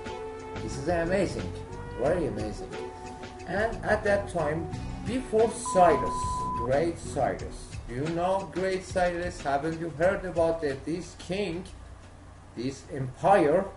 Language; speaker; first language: English; non-native, learner; Persian